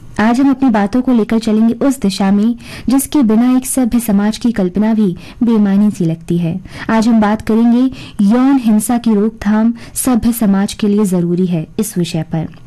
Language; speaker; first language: Hindi; native; Hindi